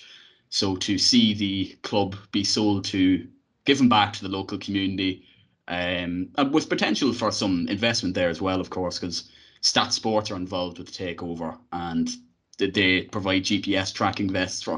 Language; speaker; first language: English; native; English